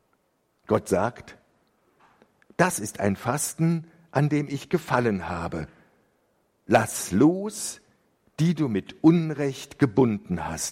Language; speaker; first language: German; native; German